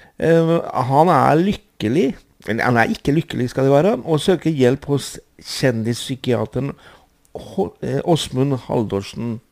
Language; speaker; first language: Norwegian; non-native, fluent; Spanish